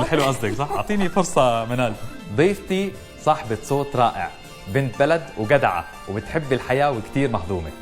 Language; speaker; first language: Arabic; native; Arabic